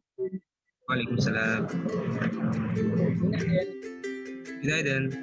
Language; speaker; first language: Turkish; non-native, learner; Indonesian